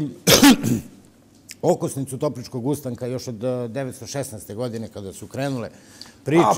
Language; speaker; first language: Serbian; native; Serbian